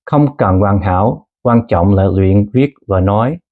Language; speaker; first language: Vietnamese; early bilingual, heritage; Vietnamese